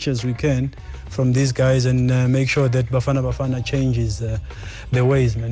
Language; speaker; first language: English; non-native, local second language; Zulu